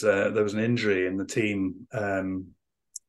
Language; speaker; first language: English; native; English